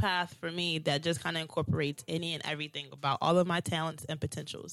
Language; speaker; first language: English; native; English